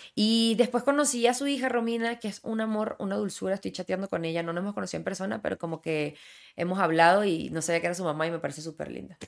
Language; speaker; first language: Spanish; native; Spanish